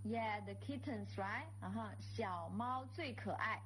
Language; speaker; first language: English; non-native, fluent; Chinese